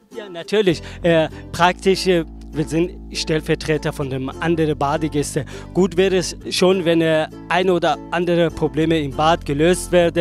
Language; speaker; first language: German; non-native, learner; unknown